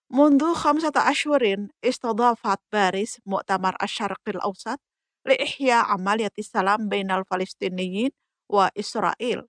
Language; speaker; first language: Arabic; non-native, fluent; Indonesian